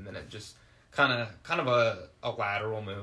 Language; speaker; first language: English; native; English